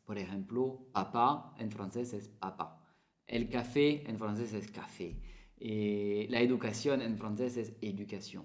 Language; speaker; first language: Spanish; non-native, fluent; French